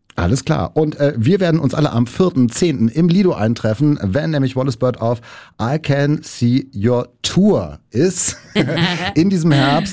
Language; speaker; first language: German; native; German